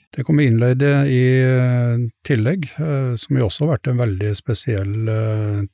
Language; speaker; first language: Norwegian; native; Norwegian